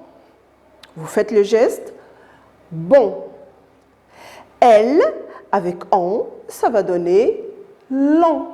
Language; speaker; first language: French; non-native, local second language; Arabic